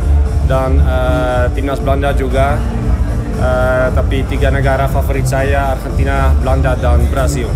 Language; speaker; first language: Indonesian; non-native, fluent; Dutch